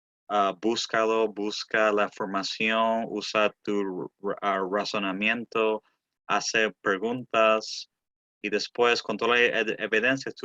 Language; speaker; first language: Spanish; early bilingual, heritage; Spanish